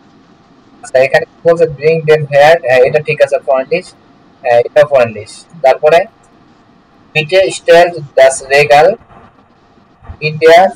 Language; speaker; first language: German; non-native, learner; Bangla